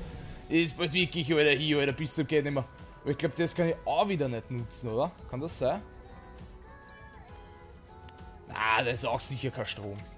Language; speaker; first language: German; native; German